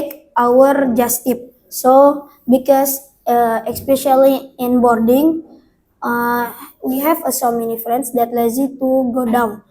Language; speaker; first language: English; non-native, learner; Indonesian